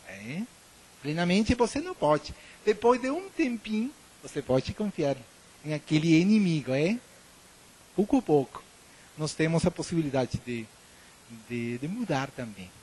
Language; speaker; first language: Portuguese; non-native, learner; Spanish